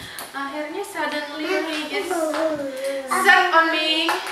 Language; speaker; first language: English; non-native, fluent; Indonesian